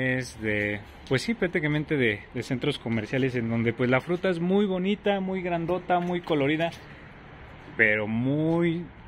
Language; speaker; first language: Spanish; native; Spanish